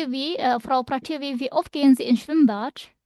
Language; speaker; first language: German; non-native, fluent; Indonesian